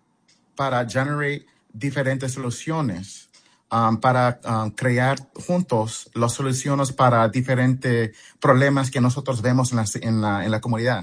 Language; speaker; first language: Spanish; early bilingual, heritage; Spanish